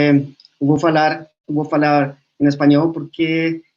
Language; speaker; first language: Portuguese; non-native, learner; Spanish